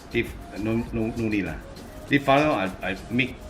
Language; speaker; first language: English; non-native, local second language; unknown